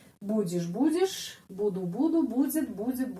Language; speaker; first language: Russian; non-native, fluent; Indonesian